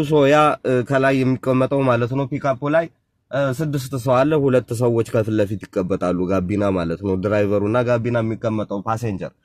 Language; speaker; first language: Amharic; non-native, local second language; Tigrinya